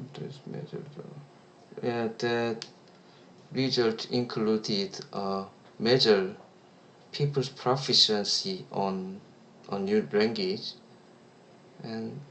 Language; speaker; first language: English; non-native, learner; Korean